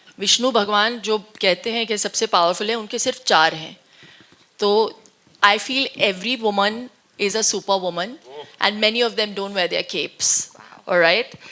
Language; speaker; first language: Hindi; non-native, local second language; Tulu